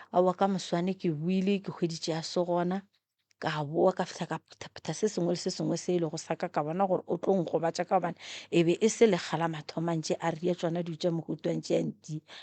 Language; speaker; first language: Northern Sotho; non-native, local second language; Tsonga